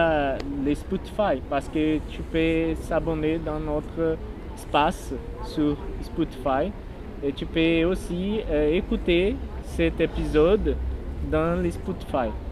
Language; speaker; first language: French; non-native, learner; Portuguese